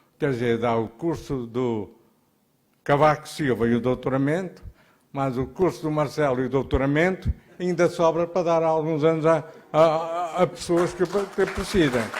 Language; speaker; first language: Portuguese; early bilingual, heritage; Portuguese